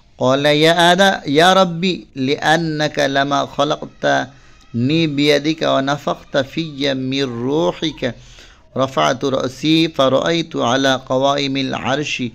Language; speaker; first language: Arabic; non-native, fluent; Bangla